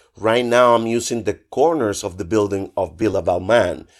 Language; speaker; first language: English; non-native, fluent; Spanish